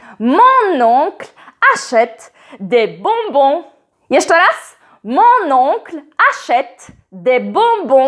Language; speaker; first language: French; non-native, fluent; Polish